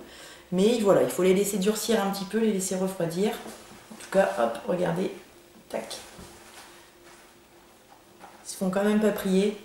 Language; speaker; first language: French; native; French